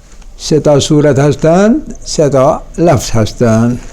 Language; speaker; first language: Persian; non-native, fluent; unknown